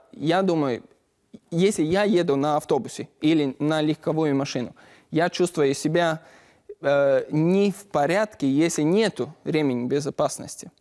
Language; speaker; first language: Russian; non-native, learner; Latvian